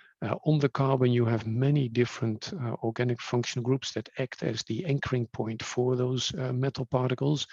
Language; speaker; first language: English; non-native, fluent; Dutch